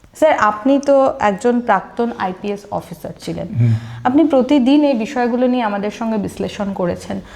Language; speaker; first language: Bangla; native; Bangla